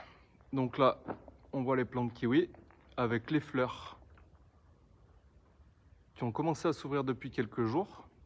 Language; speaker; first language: French; native; French